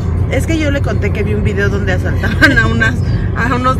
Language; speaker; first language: Spanish; native; Spanish